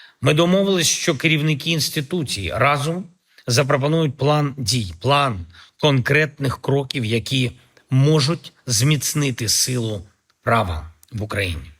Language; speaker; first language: Ukrainian; native; Ukrainian